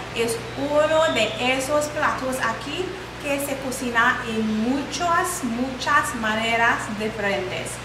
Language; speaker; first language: Spanish; non-native, learner; English